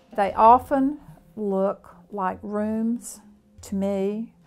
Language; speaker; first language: English; native; English